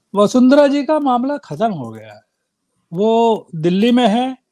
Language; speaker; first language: Hindi; native; Hindi